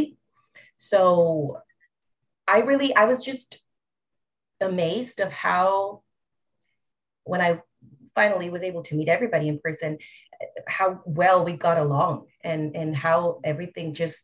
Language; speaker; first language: English; non-native, fluent; Spanish